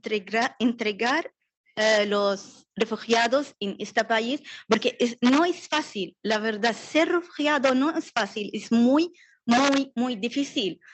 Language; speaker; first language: Spanish; non-native, learner; Arabic